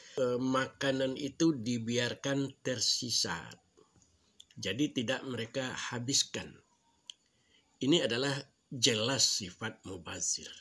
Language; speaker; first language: Indonesian; non-native, local second language; Minangkabau